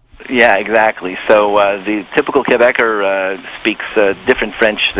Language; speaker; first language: English; native; English